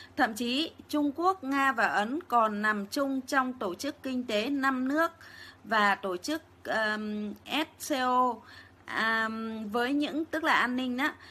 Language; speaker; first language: Vietnamese; native; Vietnamese